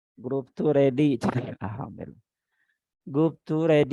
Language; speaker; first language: English; non-native, learner; Indonesian